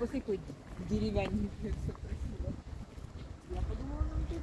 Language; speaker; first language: Russian; native; Russian